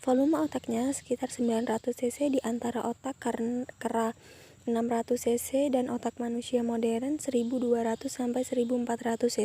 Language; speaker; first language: Indonesian; native; Indonesian